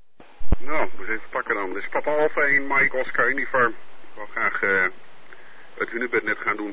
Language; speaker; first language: Dutch; native; Dutch